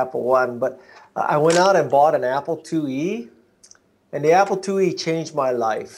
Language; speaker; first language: English; native; English